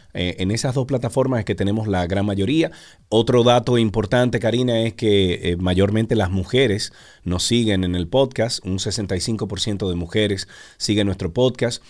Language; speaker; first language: Spanish; native; Spanish